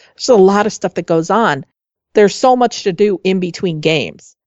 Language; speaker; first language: English; native; English